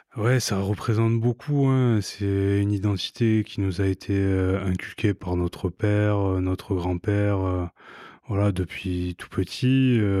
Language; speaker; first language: French; native; French